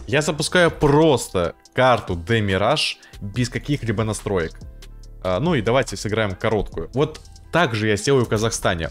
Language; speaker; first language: Russian; native; Russian